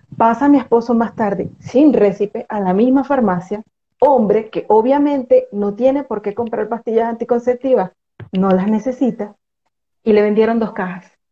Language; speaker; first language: Spanish; native; Spanish